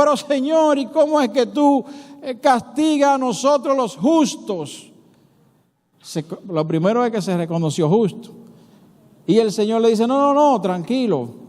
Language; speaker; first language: Spanish; native; Spanish